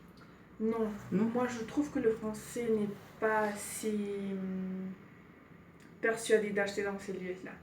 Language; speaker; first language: French; non-native, fluent; Spanish